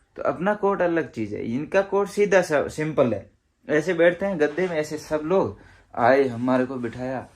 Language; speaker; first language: Hindi; native; Hindi